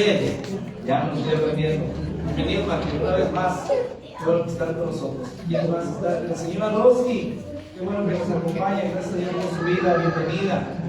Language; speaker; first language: Spanish; native; Spanish